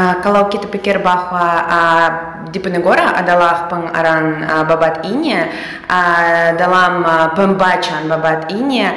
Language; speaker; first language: Indonesian; non-native, fluent; Russian